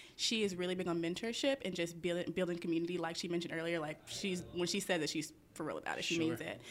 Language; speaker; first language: English; native; English